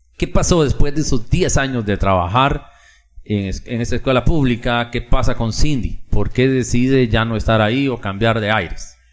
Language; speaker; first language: Spanish; native; Spanish